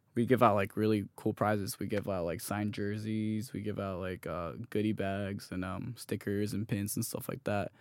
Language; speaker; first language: English; native; English